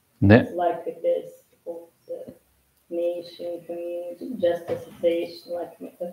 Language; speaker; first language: English; non-native, learner; Russian